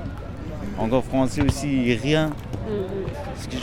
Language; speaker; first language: French; non-native, learner; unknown